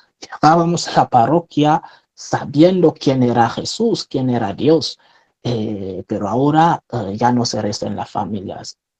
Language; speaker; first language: Spanish; non-native, fluent; French